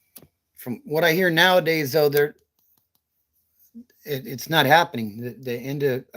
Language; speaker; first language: English; native; English